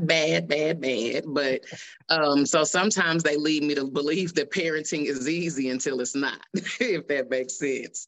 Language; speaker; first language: English; native; English